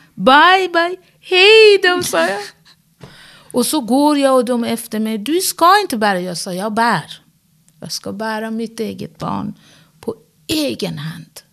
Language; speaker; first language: Swedish; non-native, fluent; Persian